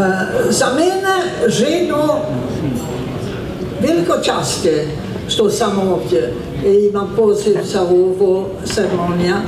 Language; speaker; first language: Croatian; non-native, learner; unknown